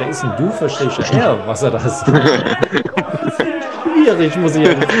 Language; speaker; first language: German; native; German